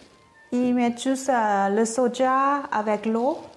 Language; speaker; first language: French; non-native, learner; Thai